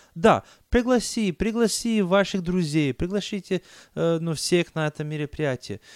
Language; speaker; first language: Russian; non-native, fluent; English